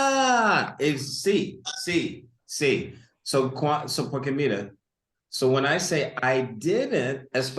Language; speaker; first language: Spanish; non-native, learner; English